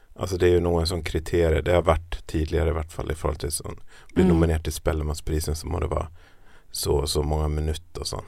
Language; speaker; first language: Norwegian; native; Norwegian